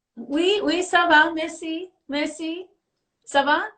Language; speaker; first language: French; non-native, learner; English